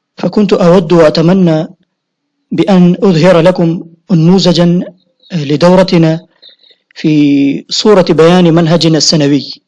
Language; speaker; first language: Arabic; non-native, fluent; Urdu